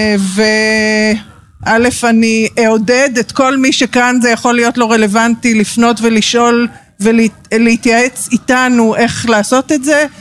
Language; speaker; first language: Hebrew; native; Hebrew